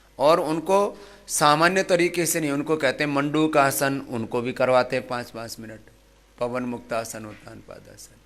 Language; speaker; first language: Hindi; native; Hindi